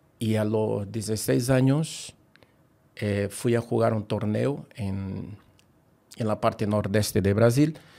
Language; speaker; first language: Spanish; non-native, fluent; Portuguese